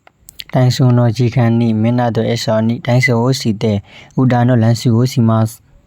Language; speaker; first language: Japanese; non-native, learner; Burmese